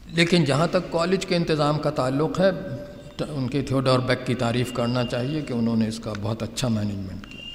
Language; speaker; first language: Urdu; native; Urdu